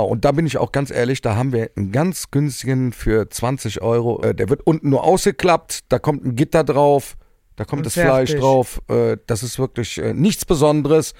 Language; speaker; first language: German; native; German